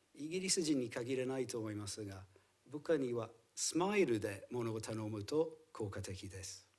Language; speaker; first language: Japanese; non-native, fluent; English